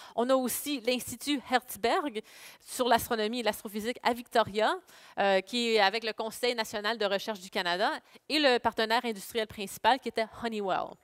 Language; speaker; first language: French; native; French